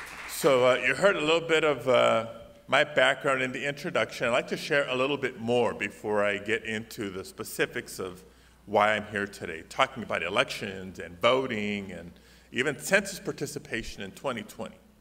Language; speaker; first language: English; early bilingual, other home language; Spanish